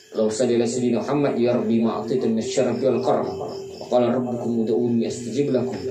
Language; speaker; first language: Indonesian; non-native, local second language; Buginese